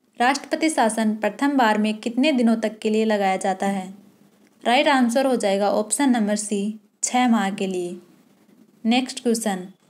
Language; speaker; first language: Hindi; native; Hindi